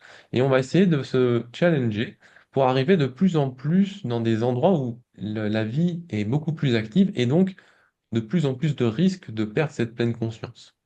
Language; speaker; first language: French; native; French